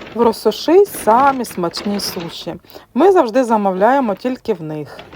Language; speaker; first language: Ukrainian; native; Ukrainian